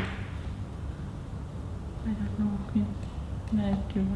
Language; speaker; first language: English; non-native, learner; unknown